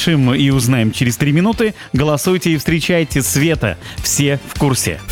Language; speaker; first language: Russian; native; Russian